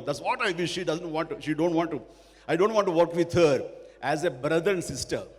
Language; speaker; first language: Telugu; native; Telugu